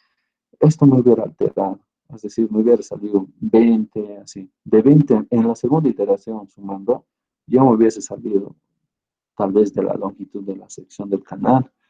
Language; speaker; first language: Spanish; native; Spanish